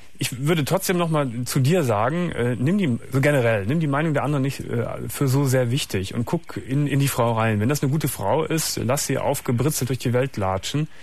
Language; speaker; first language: German; native; German